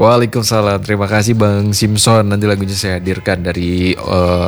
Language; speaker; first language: Indonesian; native; Indonesian